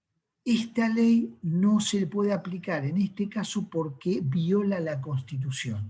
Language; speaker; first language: Spanish; native; Spanish